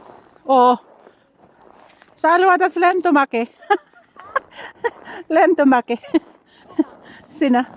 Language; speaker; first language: Finnish; non-native, learner; Filipino